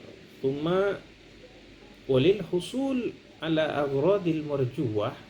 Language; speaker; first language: Arabic; non-native, fluent; Indonesian